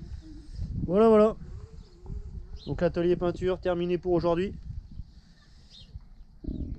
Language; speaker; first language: French; native; French